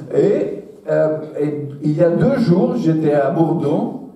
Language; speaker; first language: French; non-native, fluent; Italian